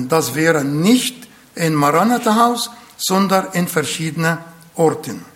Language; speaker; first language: German; non-native, fluent; Arabic